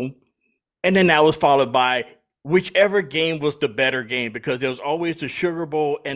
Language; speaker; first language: English; native; English